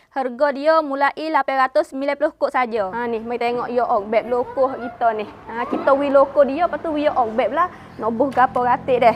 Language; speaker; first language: Malay; native; Malay